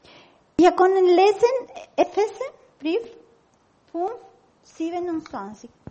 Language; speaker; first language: German; non-native, learner; Spanish